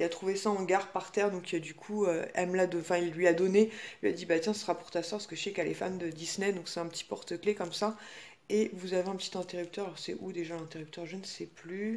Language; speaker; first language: French; native; French